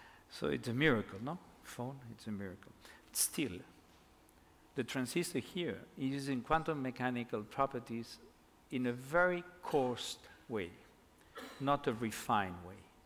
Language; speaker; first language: English; non-native, fluent; Catalan